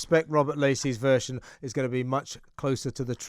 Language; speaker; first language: English; native; English